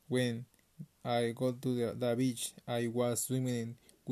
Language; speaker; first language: English; non-native, learner; Spanish